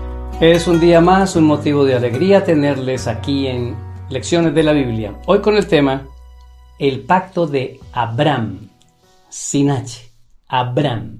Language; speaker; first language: Spanish; native; Spanish